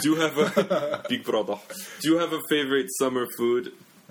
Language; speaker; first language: English; native; English